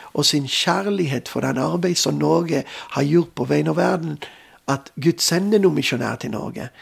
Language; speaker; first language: Norwegian; non-native, fluent; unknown